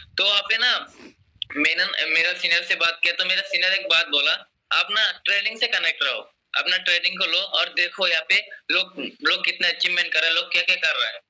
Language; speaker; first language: Hindi; non-native, local second language; Assamese